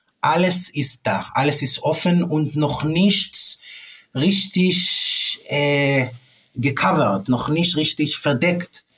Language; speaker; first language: German; non-native, fluent; Hebrew